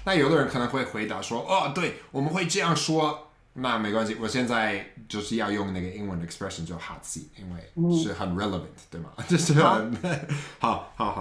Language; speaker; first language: Chinese; non-native, fluent; English